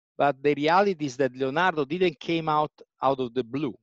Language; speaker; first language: English; non-native, fluent; Italian